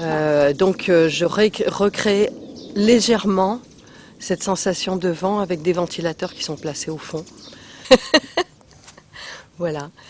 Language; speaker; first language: French; native; French